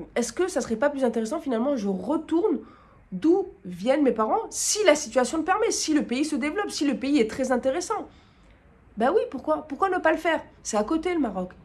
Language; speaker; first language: French; native; French